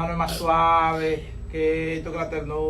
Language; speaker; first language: Spanish; native; Spanish